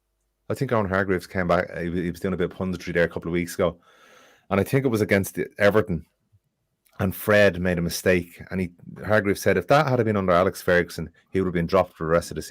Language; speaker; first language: English; native; English